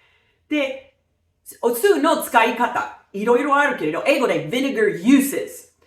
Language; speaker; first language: Japanese; non-native, fluent; English